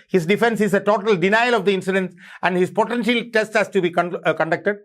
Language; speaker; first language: English; non-native, local second language; Malayalam